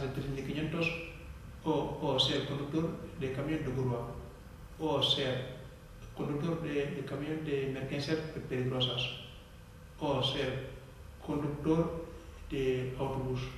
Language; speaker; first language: Spanish; non-native, fluent; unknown